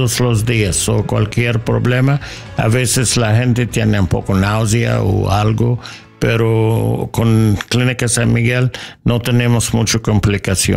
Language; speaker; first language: Spanish; non-native, learner; English